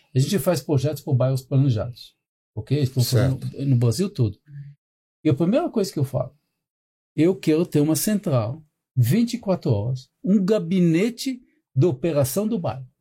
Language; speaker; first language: Portuguese; non-native, fluent; Hebrew